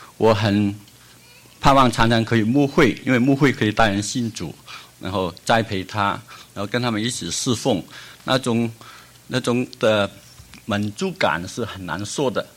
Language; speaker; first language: Chinese; non-native, local second language; Cantonese